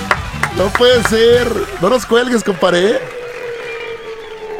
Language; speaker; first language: Spanish; native; Spanish